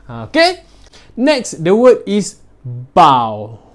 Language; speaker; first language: English; non-native, local second language; Malay